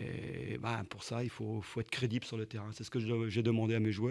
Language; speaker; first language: French; native; French